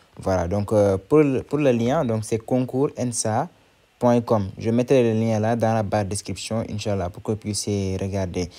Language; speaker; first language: French; non-native, local second language; Wolof